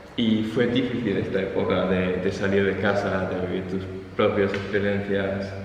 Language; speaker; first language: Spanish; non-native, fluent; German